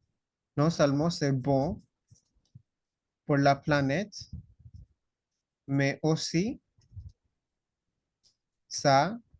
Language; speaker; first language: French; non-native, fluent; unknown